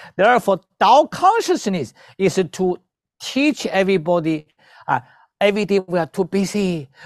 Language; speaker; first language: English; non-native, learner; Chinese